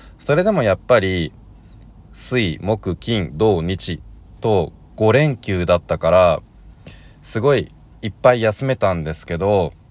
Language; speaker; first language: Japanese; native; Japanese